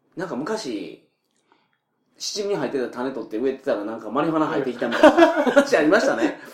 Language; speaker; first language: Japanese; native; Japanese